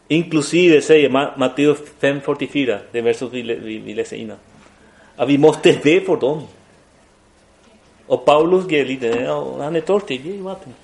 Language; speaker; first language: Swedish; non-native, fluent; Spanish